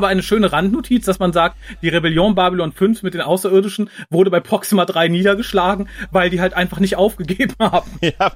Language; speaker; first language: German; native; German